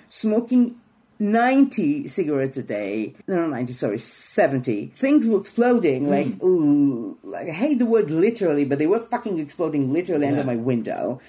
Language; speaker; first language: English; non-native, fluent; Hebrew